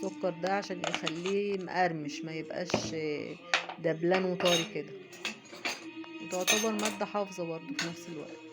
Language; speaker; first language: Arabic; native; Arabic